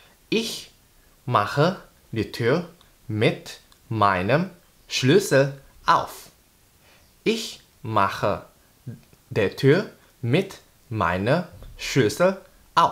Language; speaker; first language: German; non-native, fluent; Indonesian